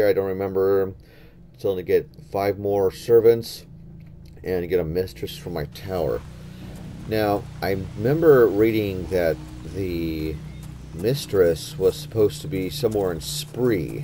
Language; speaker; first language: English; native; English